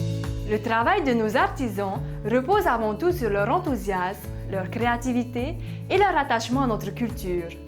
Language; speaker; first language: French; native; French